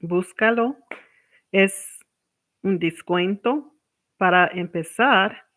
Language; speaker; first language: Spanish; non-native, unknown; English